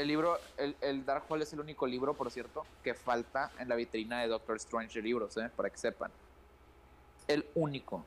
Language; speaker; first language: Spanish; native; Spanish